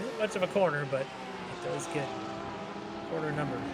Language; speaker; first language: English; native; English